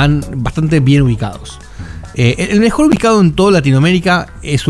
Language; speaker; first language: Spanish; native; Spanish